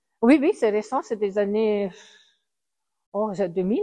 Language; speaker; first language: French; non-native, fluent; Italian